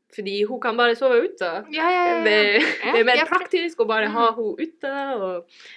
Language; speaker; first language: Norwegian; non-native, fluent; English